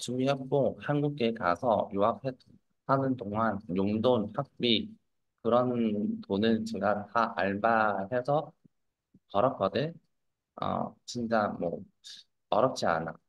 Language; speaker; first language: Korean; non-native, fluent; Vietnamese